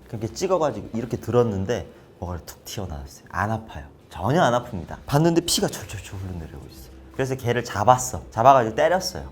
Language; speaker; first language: Korean; native; Korean